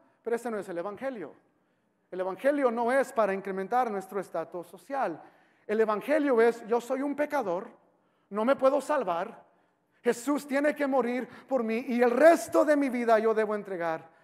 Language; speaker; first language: Spanish; native; Spanish